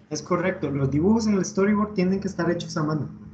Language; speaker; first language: Spanish; native; Spanish